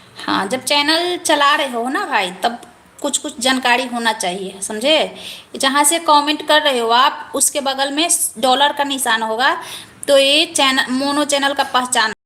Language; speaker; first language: Hindi; native; Hindi